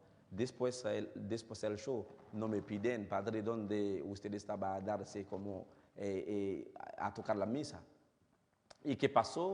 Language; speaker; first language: Spanish; non-native, fluent; Haitian Creole